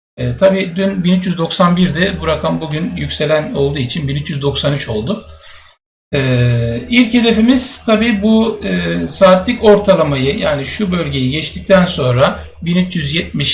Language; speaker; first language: Turkish; native; Turkish